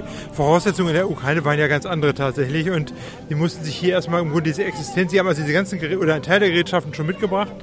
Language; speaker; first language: German; native; German